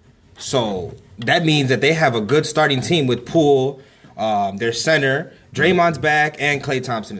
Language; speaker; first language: English; native; English